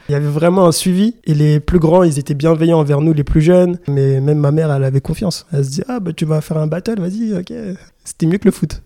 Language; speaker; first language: French; early bilingual, other home language; Lingala